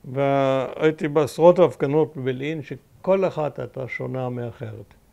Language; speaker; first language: Hebrew; early bilingual, other home language; German